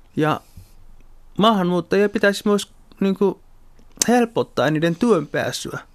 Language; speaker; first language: Finnish; early bilingual, other home language; Somali